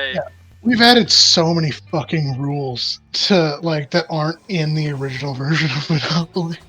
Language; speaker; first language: English; native; English